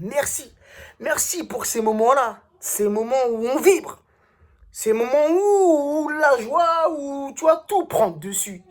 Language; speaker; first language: French; native; French